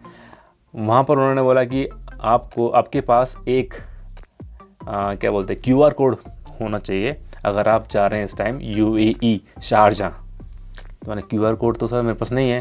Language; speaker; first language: Hindi; native; Hindi